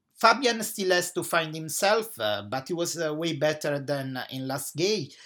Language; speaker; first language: English; non-native, fluent; Italian